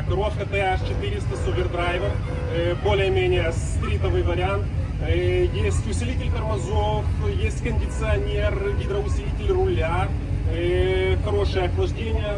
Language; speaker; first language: Russian; native; Russian